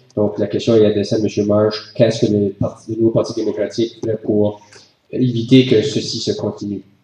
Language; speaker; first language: French; native; French